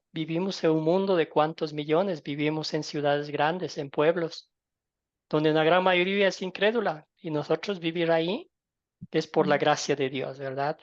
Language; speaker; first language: Spanish; native; Spanish